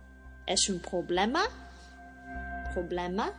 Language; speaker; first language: Spanish; non-native, fluent; English